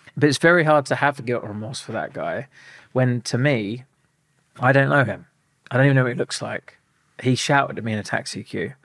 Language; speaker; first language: English; native; English